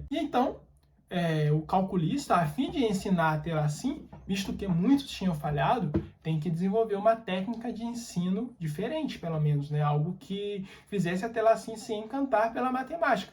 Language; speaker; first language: Portuguese; native; Portuguese